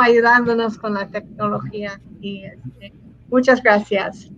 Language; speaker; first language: Spanish; non-native, fluent; English